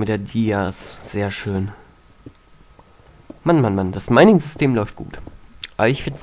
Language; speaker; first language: German; native; German